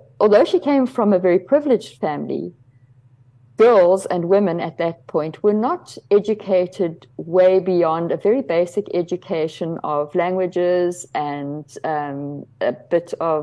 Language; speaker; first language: English; native; English